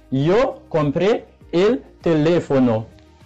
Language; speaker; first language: Spanish; non-native, learner; Haitian Creole